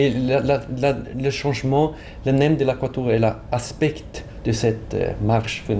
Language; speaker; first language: French; non-native, learner; Swedish